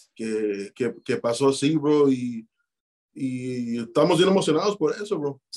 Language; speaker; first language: Spanish; early bilingual, heritage; Spanish